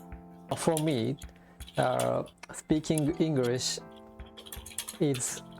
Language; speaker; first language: English; non-native, learner; Japanese